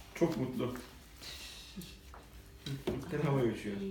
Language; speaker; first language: Turkish; native; Turkish